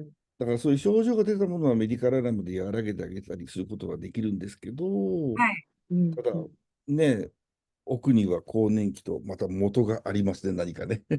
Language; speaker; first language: Japanese; native; Japanese